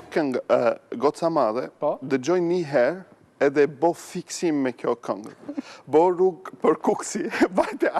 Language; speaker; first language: Albanian; non-native, learner; Arabic